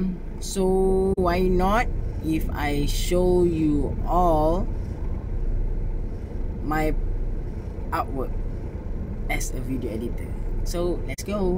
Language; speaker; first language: English; non-native, learner; Malay